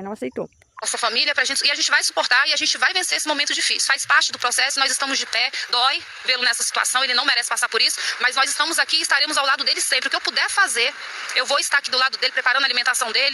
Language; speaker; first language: Portuguese; native; Portuguese